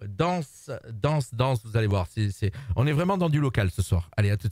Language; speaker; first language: French; native; French